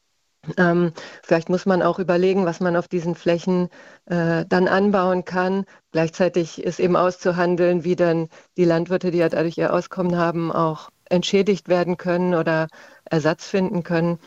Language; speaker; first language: German; native; German